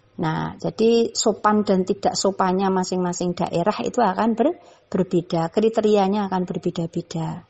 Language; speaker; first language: Indonesian; non-native, local second language; Javanese